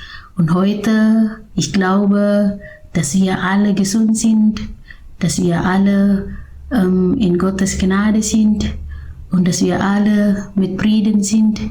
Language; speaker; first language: German; non-native, learner; Indonesian